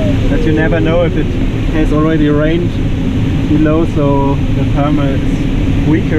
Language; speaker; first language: English; non-native, fluent; German